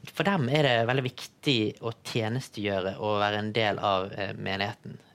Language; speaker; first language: Norwegian; early bilingual, other home language; Tamil